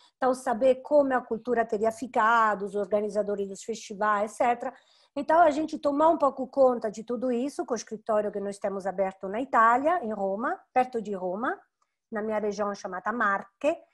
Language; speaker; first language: Portuguese; non-native, fluent; Italian